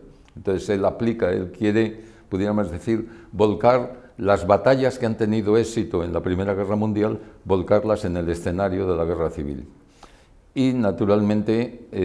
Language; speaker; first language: Spanish; native; Spanish